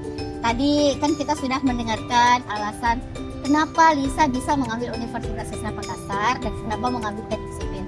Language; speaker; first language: Indonesian; native; Indonesian